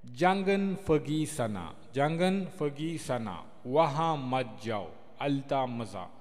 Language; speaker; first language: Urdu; non-native, local second language; Pashto